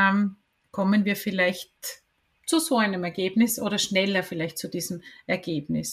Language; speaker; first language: German; native; German